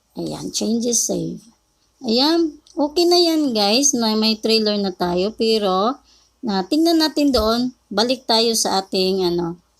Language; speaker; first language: Filipino; native; Filipino